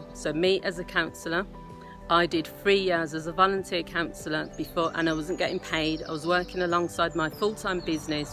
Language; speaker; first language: English; native; English